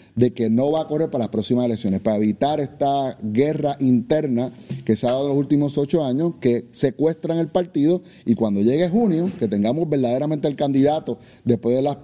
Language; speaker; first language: Spanish; native; Spanish